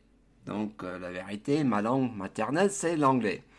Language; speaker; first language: French; non-native, fluent; English